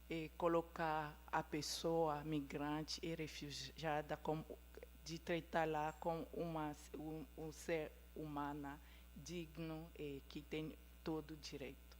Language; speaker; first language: Portuguese; non-native, fluent; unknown